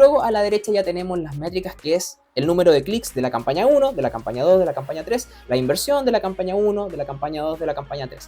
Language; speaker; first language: Spanish; native; Spanish